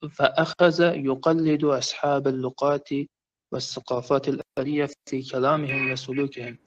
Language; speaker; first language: Arabic; non-native, learner; Persian